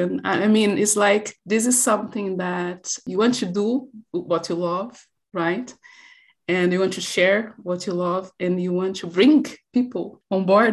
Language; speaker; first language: English; non-native, fluent; Portuguese